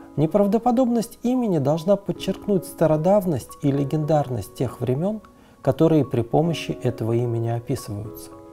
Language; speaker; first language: Russian; native; Russian